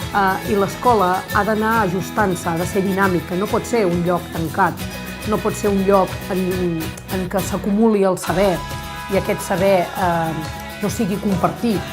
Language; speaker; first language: Catalan; native; Catalan